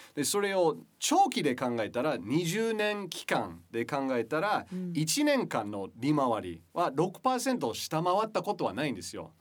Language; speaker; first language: Japanese; non-native, fluent; English